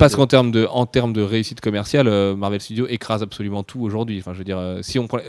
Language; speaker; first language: French; native; French